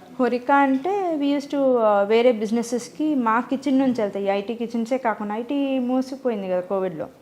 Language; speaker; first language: Telugu; native; Telugu